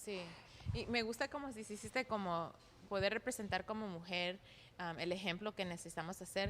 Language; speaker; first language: Spanish; early bilingual, heritage; Spanish